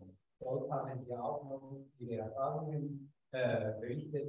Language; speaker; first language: German; non-native, fluent; Japanese